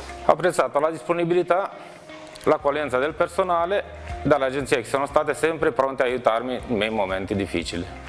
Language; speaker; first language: Italian; non-native, fluent; Romanian